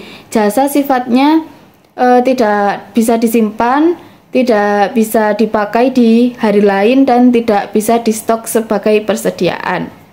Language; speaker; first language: Indonesian; native; Indonesian